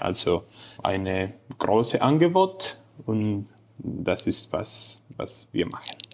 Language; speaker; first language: German; non-native, fluent; Spanish